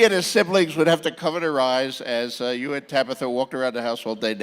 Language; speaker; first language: English; native; English